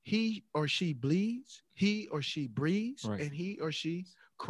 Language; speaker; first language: English; native; English